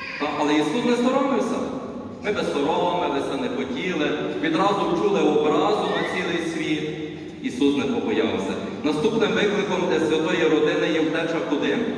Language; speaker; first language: Ukrainian; native; Ukrainian